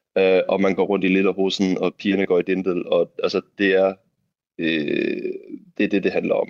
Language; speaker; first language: Danish; native; Danish